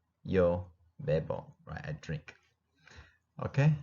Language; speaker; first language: Spanish; non-native, fluent; English